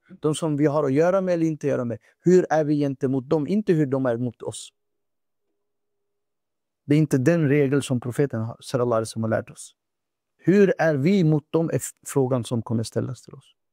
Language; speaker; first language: Swedish; non-native, fluent; Urdu